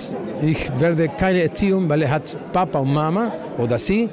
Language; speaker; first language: German; non-native, fluent; Spanish